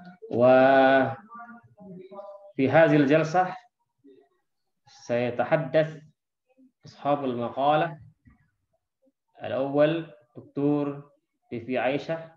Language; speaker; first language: Arabic; non-native, fluent; Indonesian